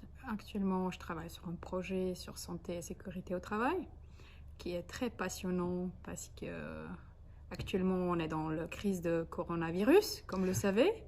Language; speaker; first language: French; non-native, fluent; Slovenian